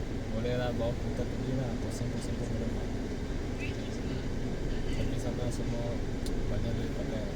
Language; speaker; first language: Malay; non-native, local second language; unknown